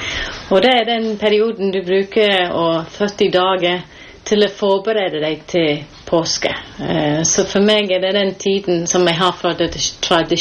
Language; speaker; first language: Norwegian; non-native, fluent; English